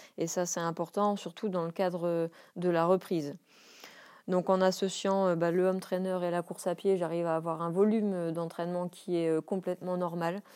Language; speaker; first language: French; native; French